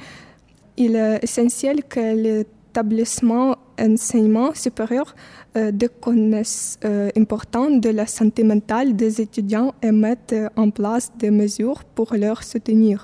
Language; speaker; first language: French; non-native, fluent; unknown